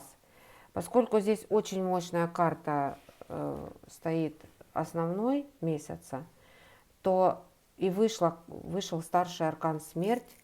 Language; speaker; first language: Russian; native; Russian